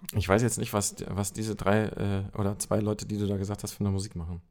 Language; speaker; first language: German; native; German